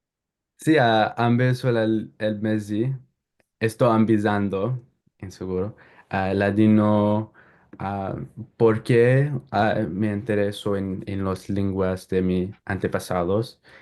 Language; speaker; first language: Spanish; non-native, learner; English